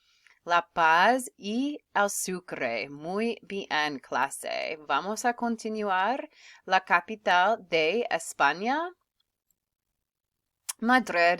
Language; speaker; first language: Spanish; non-native, fluent; English